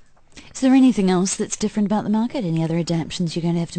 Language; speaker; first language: English; native; English